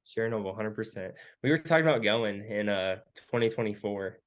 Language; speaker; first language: English; native; English